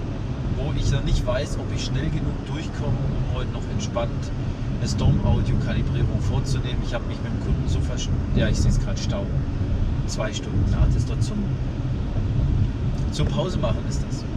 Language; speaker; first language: German; native; German